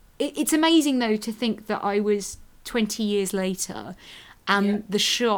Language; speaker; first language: English; native; English